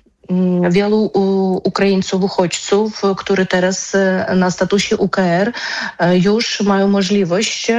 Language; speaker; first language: Polish; non-native, fluent; Ukrainian